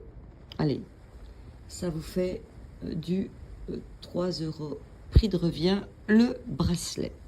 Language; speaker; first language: French; native; French